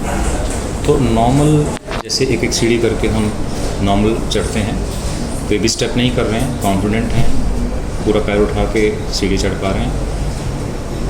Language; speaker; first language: Hindi; native; Hindi